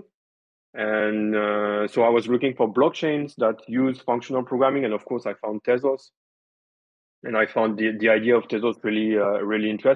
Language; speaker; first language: English; non-native, fluent; French